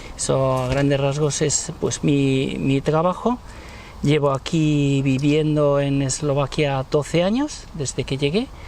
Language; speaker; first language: Spanish; native; Spanish